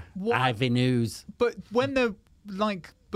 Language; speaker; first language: English; native; English